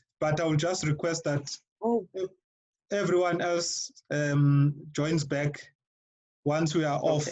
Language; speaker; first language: English; non-native, local second language; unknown